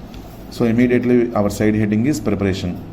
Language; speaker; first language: English; non-native, local second language; Telugu